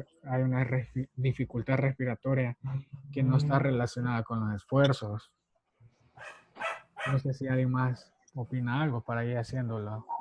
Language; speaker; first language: Spanish; native; Spanish